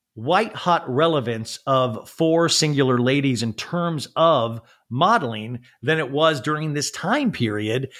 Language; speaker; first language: English; native; English